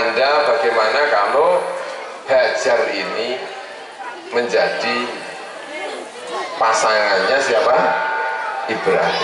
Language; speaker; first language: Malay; non-native, local second language; Javanese